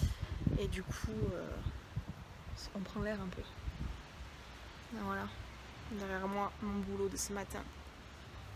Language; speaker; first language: French; native; French